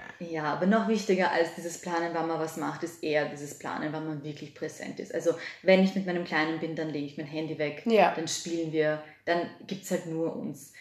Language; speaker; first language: German; early bilingual, other home language; Serbian